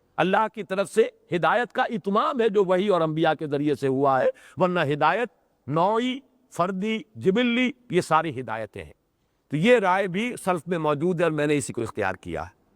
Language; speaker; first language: Urdu; native; Urdu